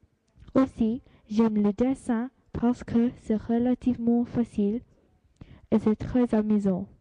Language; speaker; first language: French; non-native, learner; English